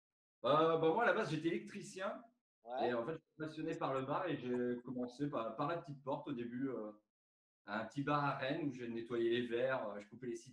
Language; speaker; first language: French; native; French